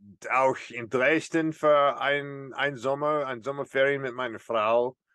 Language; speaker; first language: German; non-native, learner; English